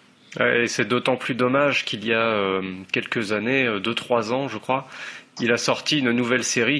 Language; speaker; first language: French; native; French